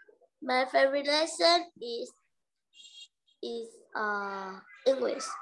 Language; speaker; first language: English; non-native, learner; Vietnamese